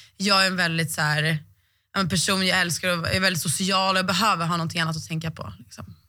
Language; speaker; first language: Swedish; native; Swedish